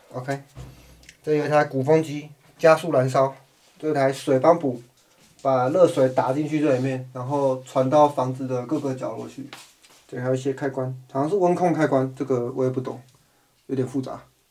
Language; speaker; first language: Chinese; native; Chinese